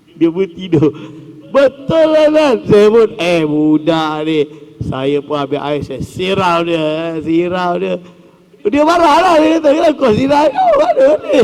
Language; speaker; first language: Malay; native; Malay